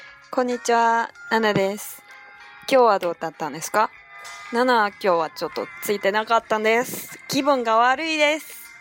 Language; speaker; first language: Japanese; non-native, fluent; Chinese